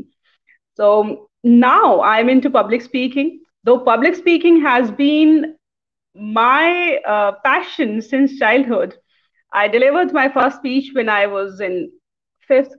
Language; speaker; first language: English; non-native, local second language; Hindi